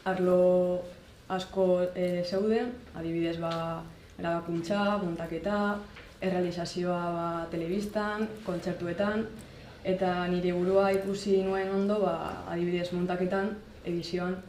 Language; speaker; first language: Basque; non-native, local second language; Spanish